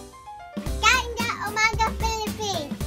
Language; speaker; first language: Filipino; non-native, learner; English